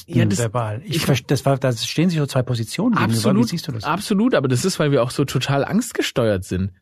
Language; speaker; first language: German; native; German